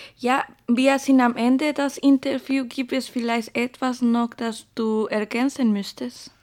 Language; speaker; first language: German; non-native, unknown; Spanish